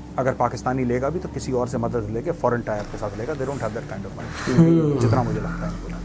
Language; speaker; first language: Hindi; native; Hindi